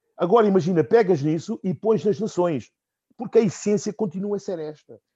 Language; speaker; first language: Portuguese; non-native, local second language; Upper Guinea Crioulo